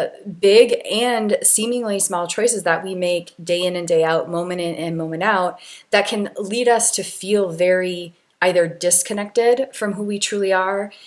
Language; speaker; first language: English; native; English